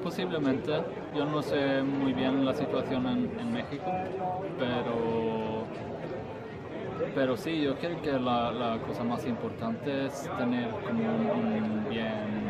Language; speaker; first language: Spanish; non-native, fluent; Swedish